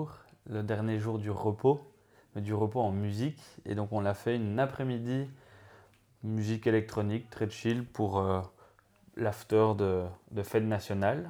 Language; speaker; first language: French; native; French